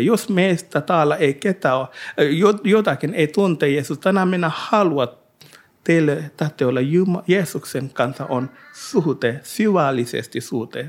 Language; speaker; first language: Finnish; non-native, learner; Hindi